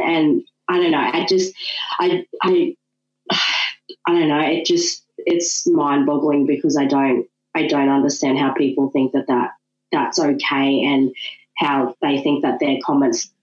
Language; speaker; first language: English; native; English